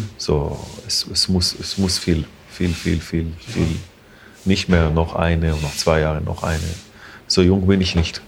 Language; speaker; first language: German; non-native, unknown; Hebrew